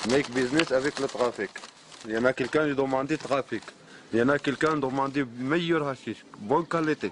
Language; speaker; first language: French; non-native, learner; Arabic